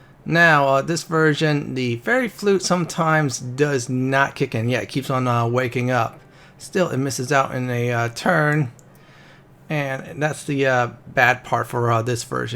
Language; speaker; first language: English; native; English